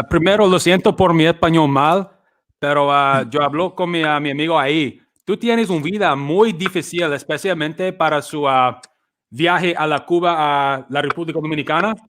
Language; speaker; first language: Spanish; non-native, learner; English